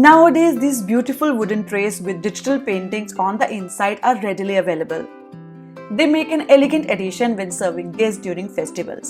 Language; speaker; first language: English; non-native, local second language; Hindi